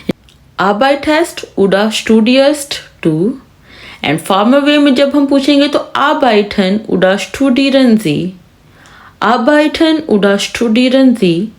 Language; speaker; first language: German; non-native, fluent; Urdu